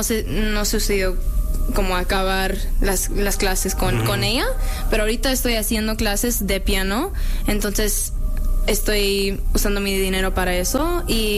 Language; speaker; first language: Spanish; early bilingual, heritage; English